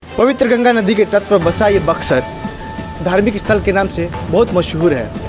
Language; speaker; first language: Hindi; native; Hindi